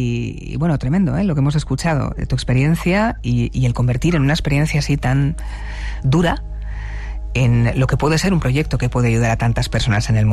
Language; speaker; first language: Spanish; native; Spanish